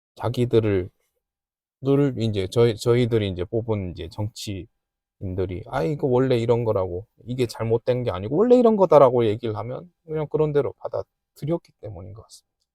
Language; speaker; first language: Korean; native; Korean